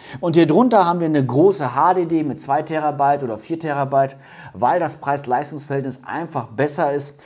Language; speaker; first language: German; native; German